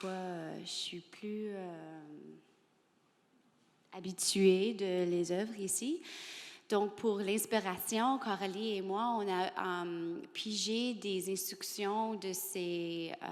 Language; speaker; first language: French; non-native, learner; English